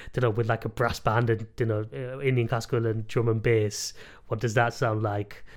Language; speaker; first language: English; native; English